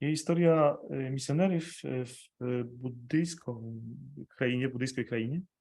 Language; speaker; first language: Ukrainian; non-native, fluent; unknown